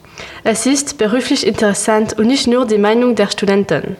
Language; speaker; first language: German; non-native, learner; French